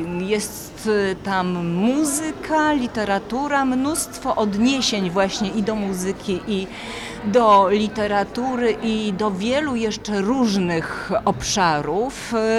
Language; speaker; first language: Polish; native; Polish